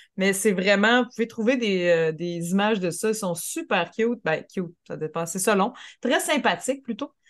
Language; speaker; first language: French; native; French